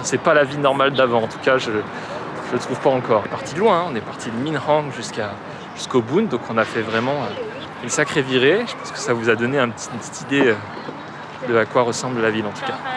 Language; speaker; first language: French; native; French